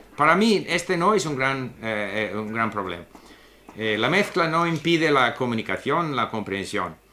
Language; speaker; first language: Spanish; non-native, fluent; English